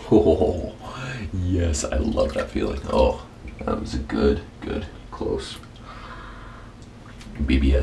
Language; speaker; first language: English; native; English